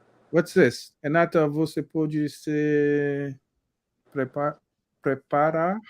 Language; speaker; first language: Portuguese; non-native, learner; English